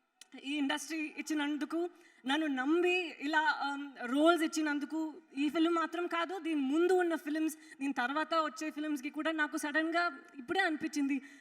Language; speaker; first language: Telugu; non-native, fluent; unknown